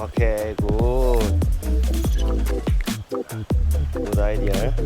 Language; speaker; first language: English; non-native, learner; Korean